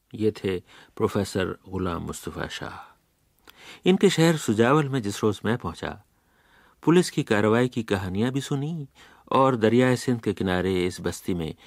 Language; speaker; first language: Urdu; native; Urdu